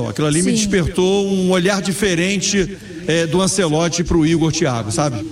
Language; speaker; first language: Portuguese; native; Portuguese